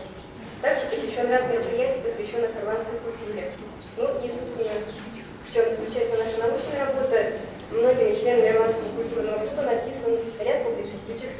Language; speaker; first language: Russian; native; Russian